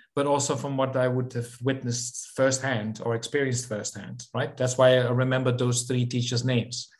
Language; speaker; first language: English; non-native, fluent; Dutch